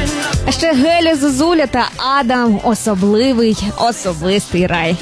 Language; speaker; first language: Ukrainian; native; Ukrainian